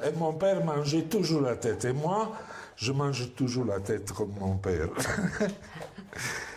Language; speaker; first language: French; non-native, fluent; Italian